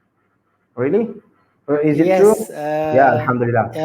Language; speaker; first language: English; non-native, local second language; Malay